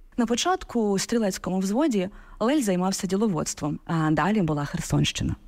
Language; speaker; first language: Ukrainian; native; Ukrainian